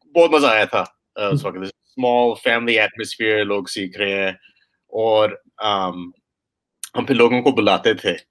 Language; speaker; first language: Urdu; early bilingual, heritage; Urdu